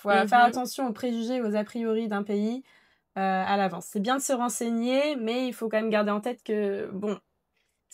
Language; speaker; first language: French; native; French